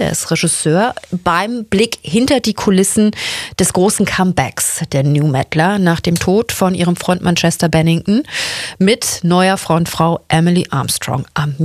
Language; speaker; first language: German; native; German